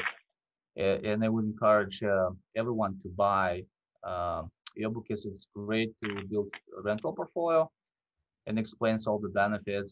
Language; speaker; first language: English; non-native, fluent; Russian